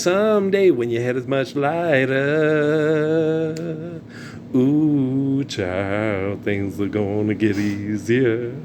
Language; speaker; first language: English; native; English